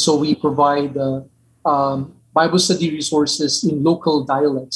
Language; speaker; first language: English; non-native, local second language; Min Nan Chinese